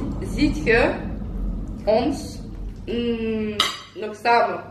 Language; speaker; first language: Dutch; non-native, local second language; French